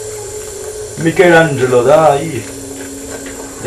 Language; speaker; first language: German; native; German